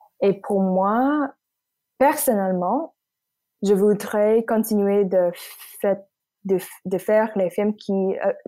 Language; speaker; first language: French; non-native, local second language; English